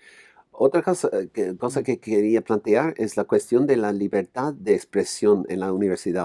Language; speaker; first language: Spanish; non-native, fluent; English